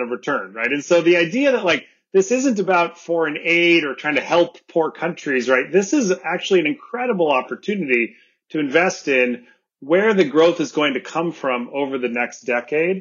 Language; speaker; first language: English; native; English